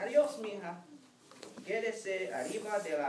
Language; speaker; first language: Spanish; non-native, fluent; English